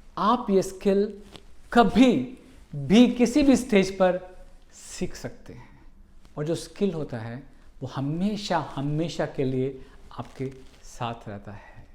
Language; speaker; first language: Hindi; native; Hindi